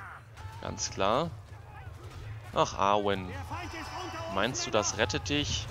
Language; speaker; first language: German; native; German